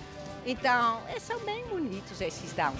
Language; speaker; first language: Portuguese; non-native, fluent; Dutch